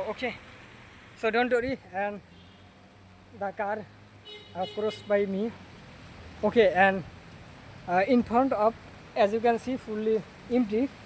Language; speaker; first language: English; non-native, learner; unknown